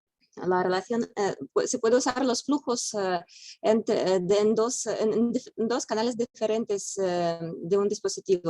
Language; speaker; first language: Spanish; non-native, fluent; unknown